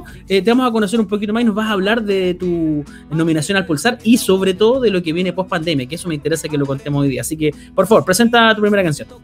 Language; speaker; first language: Spanish; native; Spanish